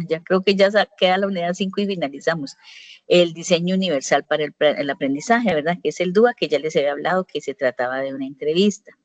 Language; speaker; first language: Spanish; native; Spanish